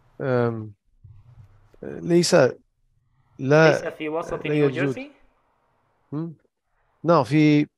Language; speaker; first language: Arabic; non-native, learner; English